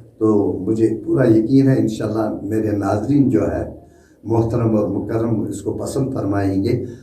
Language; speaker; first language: Urdu; non-native, local second language; Kashmiri